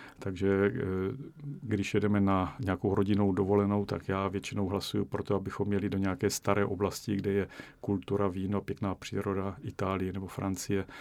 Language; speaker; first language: Czech; native; Czech